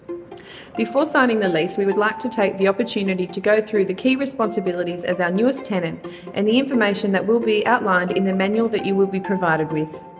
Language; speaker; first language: English; native; English